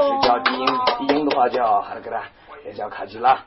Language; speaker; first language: Chinese; non-native, local second language; Tuvinian